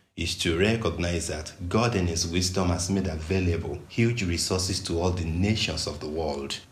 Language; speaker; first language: English; non-native, local second language; Yoruba